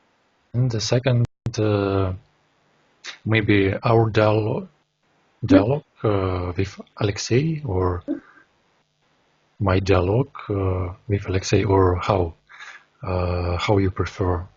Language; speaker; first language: English; non-native, learner; Russian